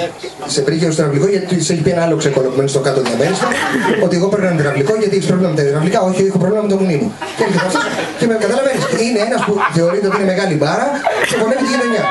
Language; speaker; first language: Greek; native; Greek